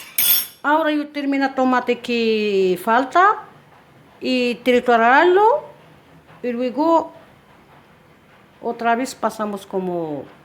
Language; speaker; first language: Spanish; non-native, learner; Arabic